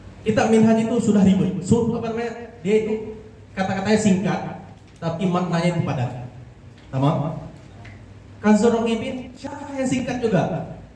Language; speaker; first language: Indonesian; non-native, local second language; Achinese